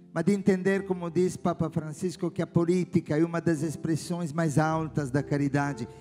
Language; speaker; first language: Portuguese; non-native, fluent; Italian